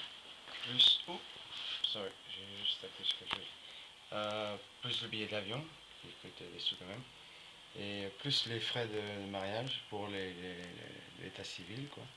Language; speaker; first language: French; non-native, fluent; English